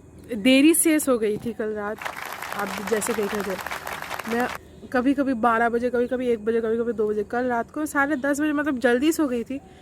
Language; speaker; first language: Hindi; non-native, local second language; Bangla